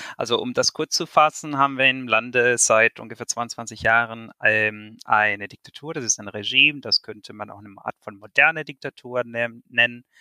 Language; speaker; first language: German; non-native, fluent; Spanish